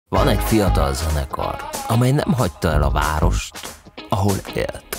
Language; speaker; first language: Hungarian; native; Hungarian